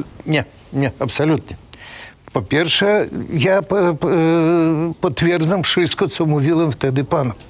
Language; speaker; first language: Polish; non-native, fluent; Russian